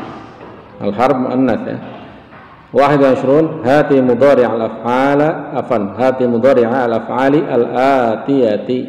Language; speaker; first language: Arabic; non-native, fluent; Indonesian